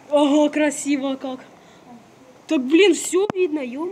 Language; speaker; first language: Russian; native; Russian